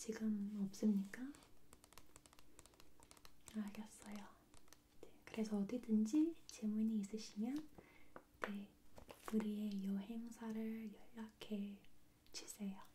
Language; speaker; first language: Korean; non-native, fluent; English